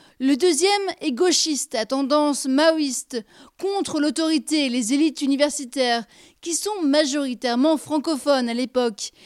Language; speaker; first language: French; non-native, local second language; Luxembourgish